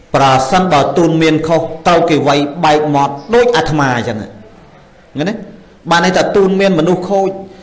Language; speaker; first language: Khmer; native; Khmer